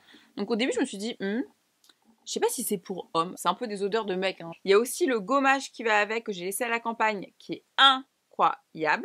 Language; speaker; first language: French; native; French